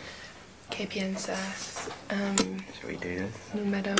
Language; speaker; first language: Spanish; non-native, learner; English